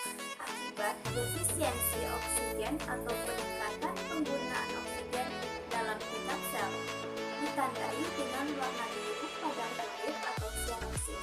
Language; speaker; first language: Indonesian; native; Indonesian